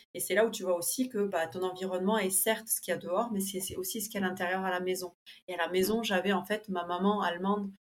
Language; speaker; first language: French; early bilingual, other home language; Spanish